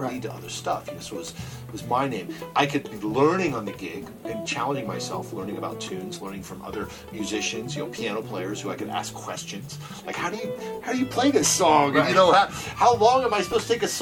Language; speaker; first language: English; native; English